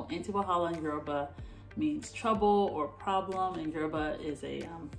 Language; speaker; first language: English; native; English